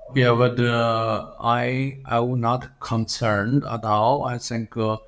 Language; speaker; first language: English; non-native, fluent; Chinese